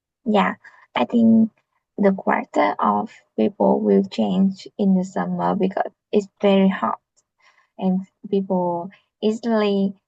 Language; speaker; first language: English; non-native, learner; Vietnamese